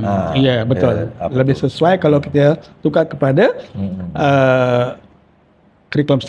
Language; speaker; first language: Malay; native; Malay